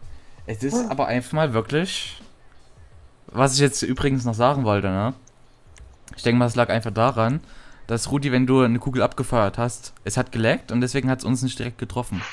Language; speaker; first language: German; native; German